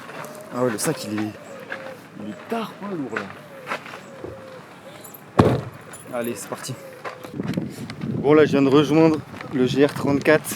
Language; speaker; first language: French; native; French